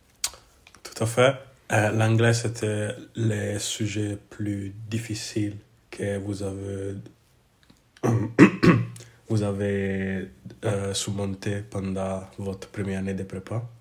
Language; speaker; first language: French; non-native, fluent; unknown